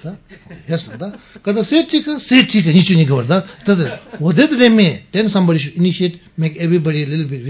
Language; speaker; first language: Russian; non-native, learner; Tibetan